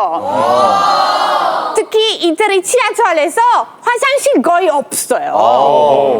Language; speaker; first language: Korean; non-native, fluent; Italian